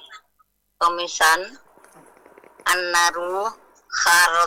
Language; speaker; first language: Arabic; non-native, learner; Indonesian